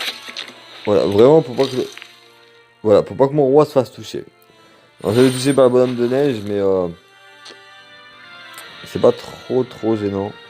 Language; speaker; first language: French; native; French